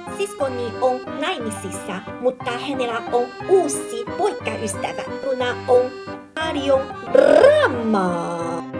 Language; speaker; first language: Finnish; non-native, learner; Chinese